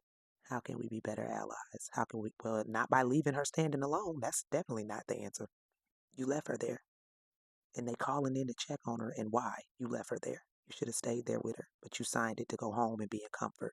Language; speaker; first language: English; native; English